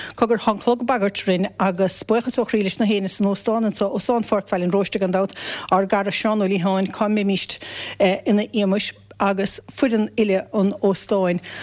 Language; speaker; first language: Irish; native; Irish